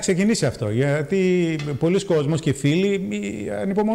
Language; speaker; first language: Greek; native; Greek